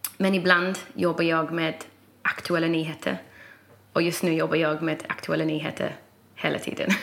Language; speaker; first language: Swedish; non-native, fluent; English